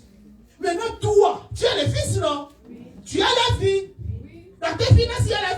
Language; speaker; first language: French; non-native, local second language; Lingala